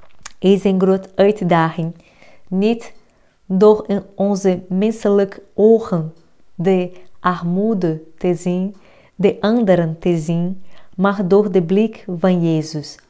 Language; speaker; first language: Dutch; non-native, fluent; Portuguese